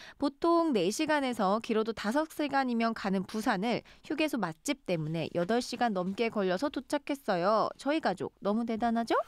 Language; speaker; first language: Korean; native; Korean